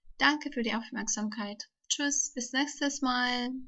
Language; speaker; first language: German; non-native, fluent; Turkish